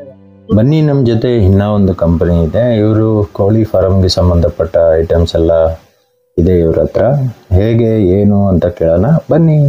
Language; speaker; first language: Kannada; native; Kannada